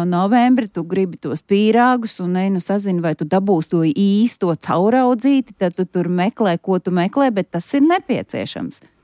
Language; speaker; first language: Latvian; native; Latvian